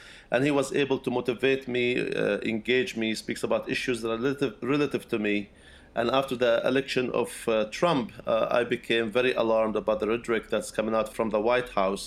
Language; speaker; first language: English; non-native, fluent; Arabic